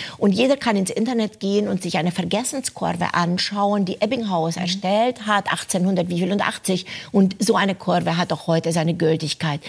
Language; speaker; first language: German; non-native, fluent; Romanian